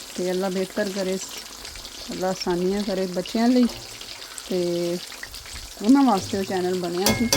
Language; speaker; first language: Urdu; non-native, local second language; Punjabi